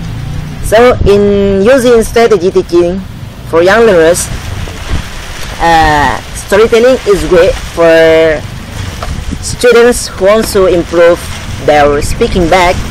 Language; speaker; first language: English; non-native, learner; Indonesian